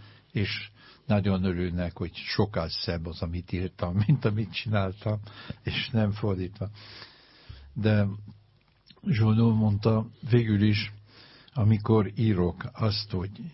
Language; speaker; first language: Hungarian; non-native, learner; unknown